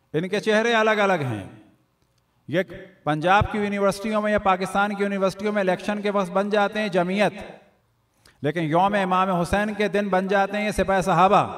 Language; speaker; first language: Urdu; native; Urdu